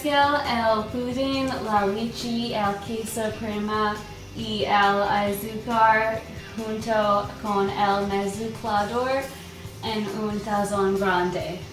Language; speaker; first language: Spanish; non-native, learner; English